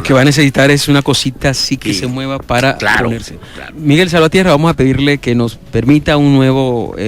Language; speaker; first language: Spanish; native; Spanish